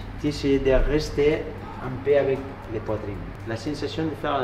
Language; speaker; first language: French; non-native, learner; Spanish